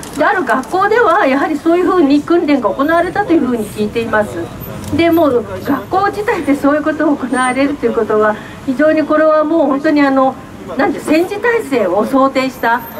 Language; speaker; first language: Japanese; native; Japanese